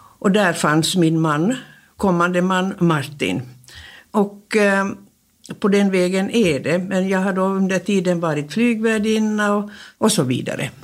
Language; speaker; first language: Swedish; native; Swedish